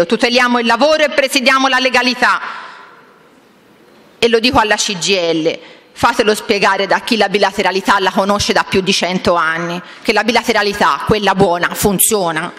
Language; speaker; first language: Italian; native; Italian